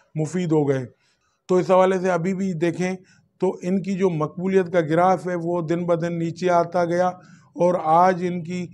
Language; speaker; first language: Urdu; non-native, local second language; Sindhi